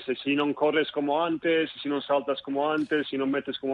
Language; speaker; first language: Spanish; non-native, fluent; Italian